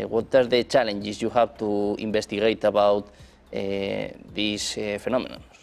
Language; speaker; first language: English; non-native, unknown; Spanish